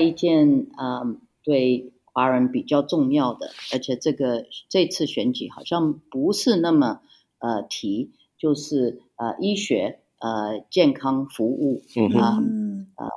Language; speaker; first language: Chinese; early bilingual, heritage; Chinese